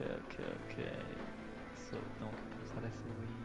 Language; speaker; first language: Spanish; early bilingual, other home language; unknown